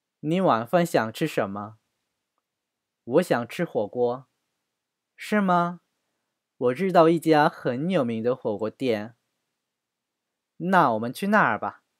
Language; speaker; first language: Chinese; non-native, fluent; Korean